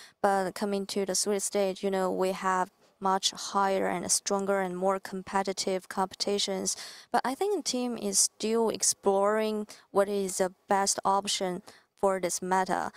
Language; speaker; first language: English; non-native, fluent; Chinese